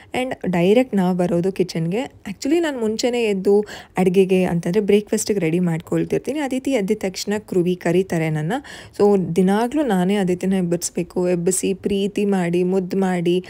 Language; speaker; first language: Kannada; native; Kannada